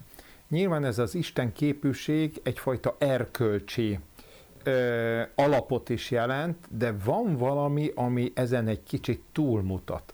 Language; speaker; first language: Hungarian; native; Hungarian